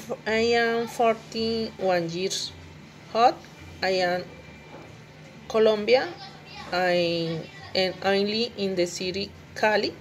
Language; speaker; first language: English; non-native, learner; Spanish